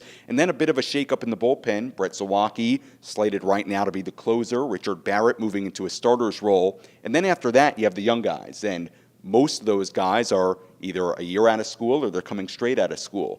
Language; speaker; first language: English; native; English